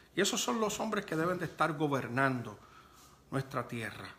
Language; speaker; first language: Spanish; early bilingual, heritage; Spanish